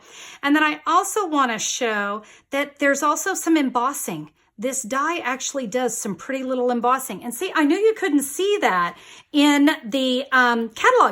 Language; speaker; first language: English; native; English